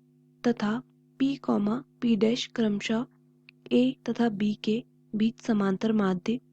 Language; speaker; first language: Hindi; native; Hindi